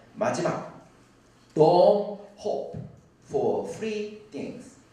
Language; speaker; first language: English; non-native, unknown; Korean